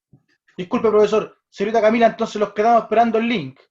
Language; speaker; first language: Spanish; native; Spanish